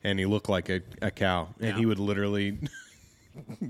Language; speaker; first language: English; native; English